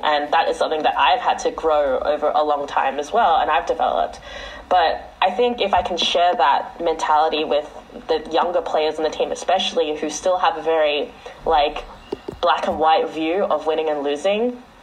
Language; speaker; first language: English; early bilingual, other home language; Chinese